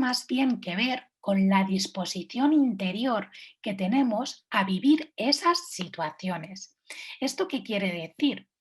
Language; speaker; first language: Spanish; native; Spanish